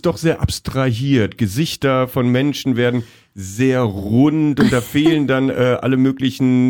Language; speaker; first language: German; native; German